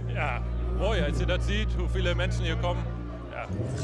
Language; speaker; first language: Dutch; non-native, fluent; German